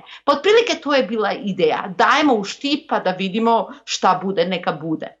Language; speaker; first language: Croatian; non-native, local second language; Macedonian